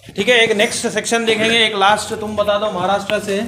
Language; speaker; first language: Hindi; non-native, local second language; Urdu